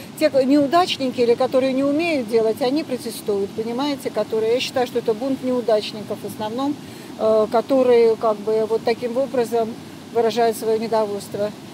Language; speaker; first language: Russian; native; Russian